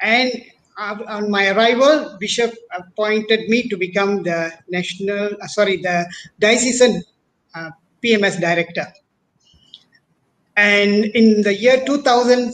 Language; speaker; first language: English; non-native, local second language; Tamil